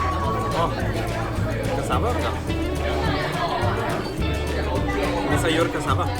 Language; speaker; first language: Indonesian; non-native, learner; German